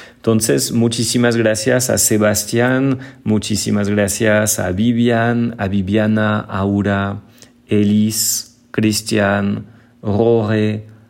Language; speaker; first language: Spanish; non-native, fluent; French